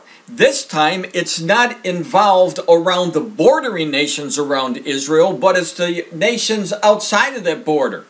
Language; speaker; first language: English; native; English